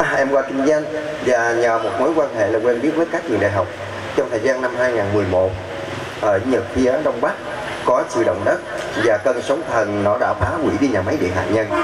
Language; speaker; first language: Vietnamese; early bilingual, heritage; Vietnamese